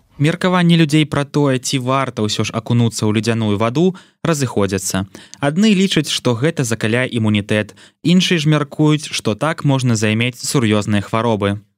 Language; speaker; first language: Belarusian; native; Belarusian